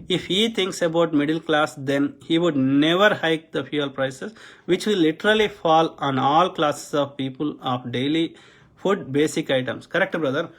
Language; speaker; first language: English; non-native, local second language; Telugu